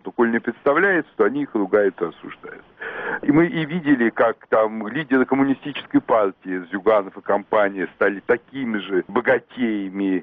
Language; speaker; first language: Russian; native; Russian